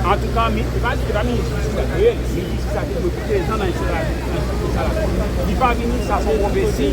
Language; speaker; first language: French; non-native, local second language; Haitian Creole